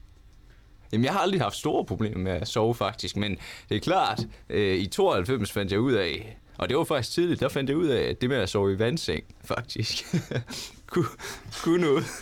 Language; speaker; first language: Danish; native; Danish